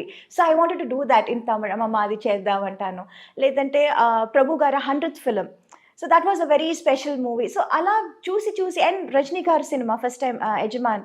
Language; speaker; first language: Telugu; non-native, local second language; Tamil